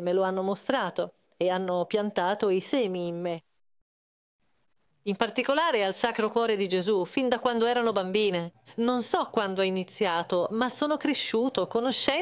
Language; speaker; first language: Italian; non-native, fluent; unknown